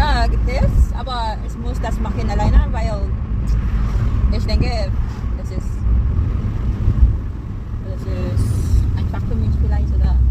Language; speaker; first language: German; non-native, learner; Filipino